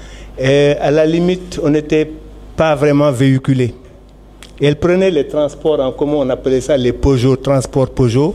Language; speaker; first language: French; non-native, local second language; Wolof